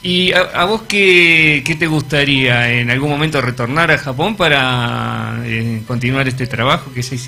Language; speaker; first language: Spanish; native; Spanish